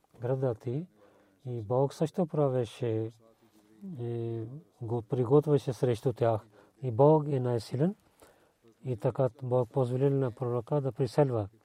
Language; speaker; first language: Bulgarian; non-native, fluent; Urdu